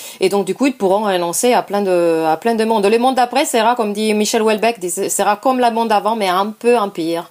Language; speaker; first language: French; non-native, fluent; Italian